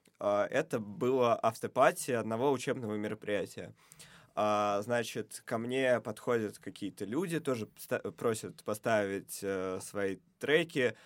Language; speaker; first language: Russian; native; Russian